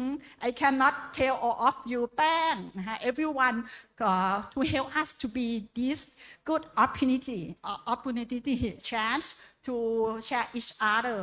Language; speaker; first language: English; non-native, learner; Indonesian